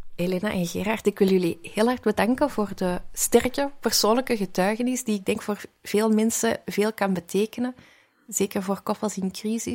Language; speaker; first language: Dutch; native; Dutch